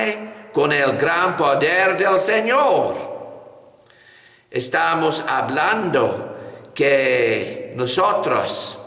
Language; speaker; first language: Spanish; non-native, fluent; English